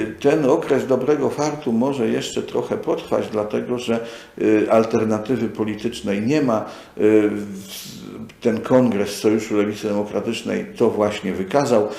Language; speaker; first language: Polish; native; Polish